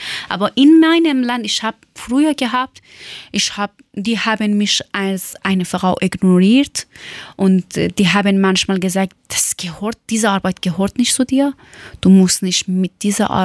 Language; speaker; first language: German; non-native, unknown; Persian